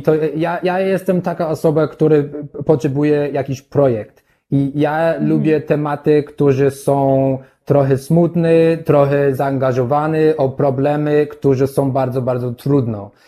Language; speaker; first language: Polish; non-native, learner; English